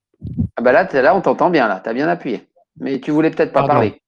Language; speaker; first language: French; native; French